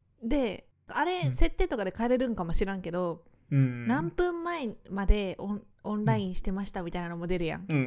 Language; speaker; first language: Japanese; native; Japanese